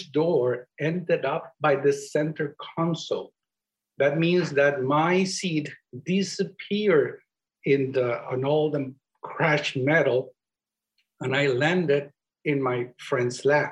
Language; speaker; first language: English; non-native, fluent; Spanish